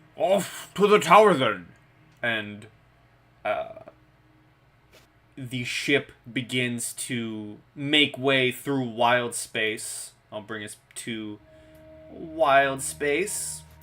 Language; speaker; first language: English; native; English